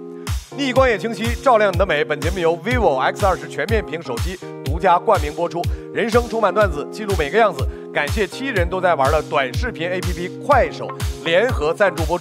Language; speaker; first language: Chinese; native; Chinese